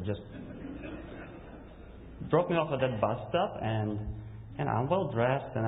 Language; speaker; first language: English; non-native, fluent; Russian